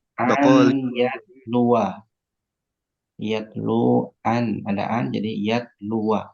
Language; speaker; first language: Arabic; non-native, fluent; Indonesian